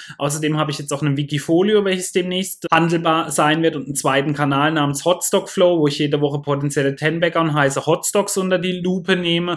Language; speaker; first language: German; native; German